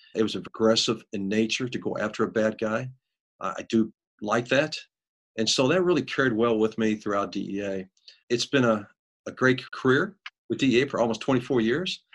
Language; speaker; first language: English; native; English